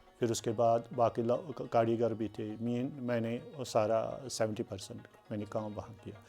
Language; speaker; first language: Urdu; non-native, local second language; Kashmiri